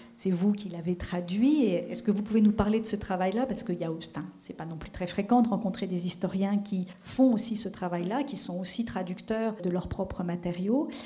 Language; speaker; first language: French; native; French